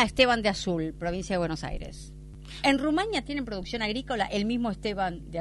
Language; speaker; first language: Spanish; native; Spanish